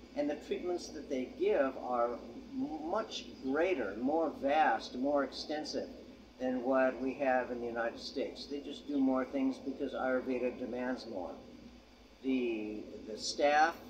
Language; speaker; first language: English; native; English